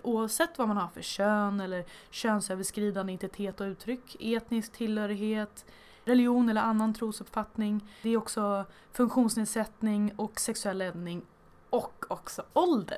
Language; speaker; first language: Swedish; native; Swedish